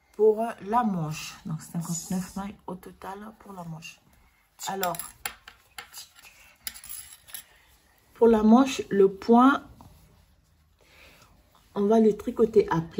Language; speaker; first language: French; native; French